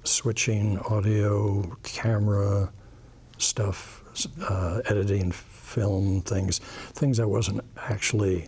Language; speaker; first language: English; native; English